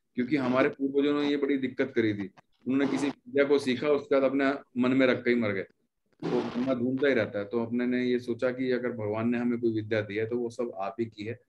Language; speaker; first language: Hindi; native; Hindi